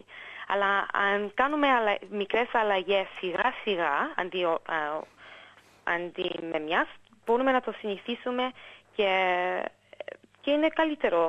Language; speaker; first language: Greek; early bilingual, heritage; English